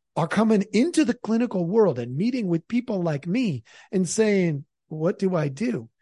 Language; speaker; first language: English; native; English